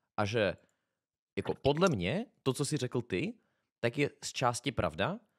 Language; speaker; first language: Czech; native; Czech